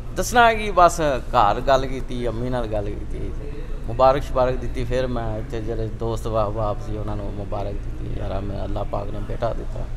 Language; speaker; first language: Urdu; non-native, local second language; Punjabi